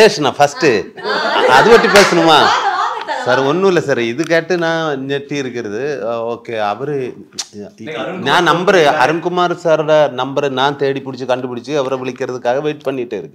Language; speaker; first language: Tamil; non-native, learner; Malayalam